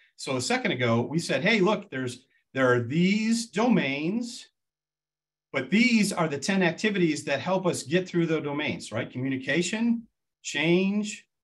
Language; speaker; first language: English; native; English